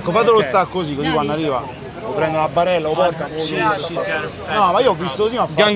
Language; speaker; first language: Italian; native; Italian